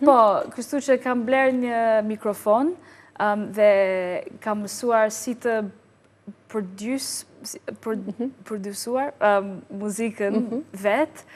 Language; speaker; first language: Albanian; non-native, learner; English